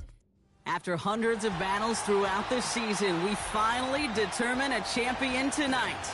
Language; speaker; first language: English; native; English